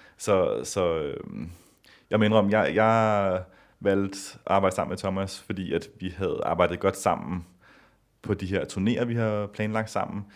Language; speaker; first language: Danish; native; Danish